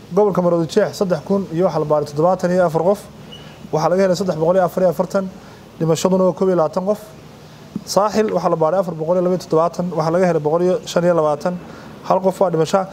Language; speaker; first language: Somali; native; Somali